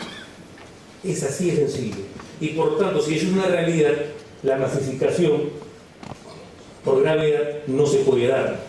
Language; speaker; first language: Spanish; native; Spanish